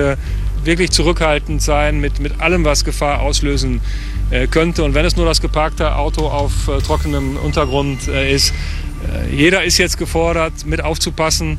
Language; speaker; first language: German; native; German